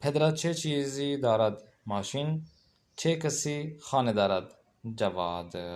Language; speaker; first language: Persian; non-native, learner; Urdu